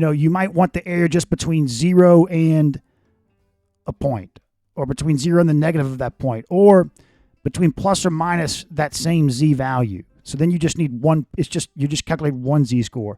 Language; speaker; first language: English; native; English